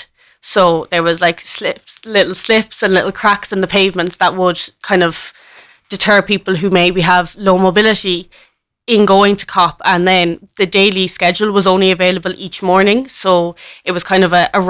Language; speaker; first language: English; native; English